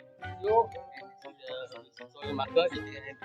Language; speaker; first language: English; non-native, learner; Malay